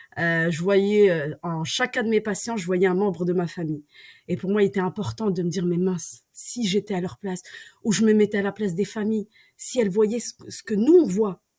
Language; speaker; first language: French; early bilingual, other home language; Arabic